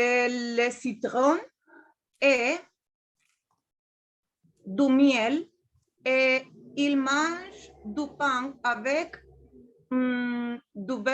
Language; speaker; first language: French; non-native, learner; Spanish